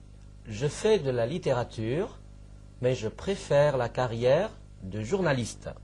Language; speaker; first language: French; non-native, fluent; Chinese